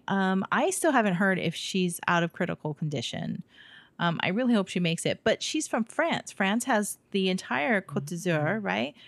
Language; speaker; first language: English; native; English